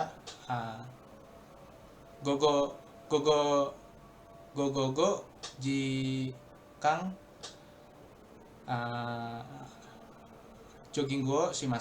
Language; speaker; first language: Japanese; non-native, learner; Indonesian